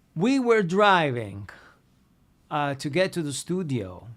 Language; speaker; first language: English; non-native, fluent; Italian